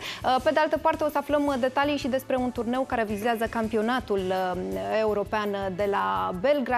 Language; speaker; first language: Romanian; native; Romanian